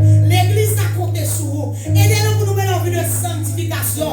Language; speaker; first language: French; non-native, local second language; Haitian Creole